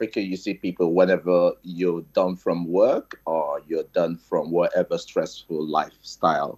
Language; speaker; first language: English; non-native, local second language; Igbo